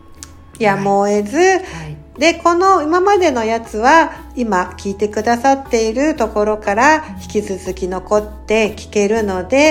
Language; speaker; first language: Japanese; native; Japanese